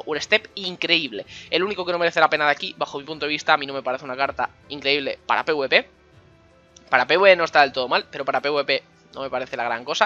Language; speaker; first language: Spanish; native; Spanish